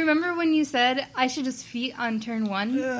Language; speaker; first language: English; native; English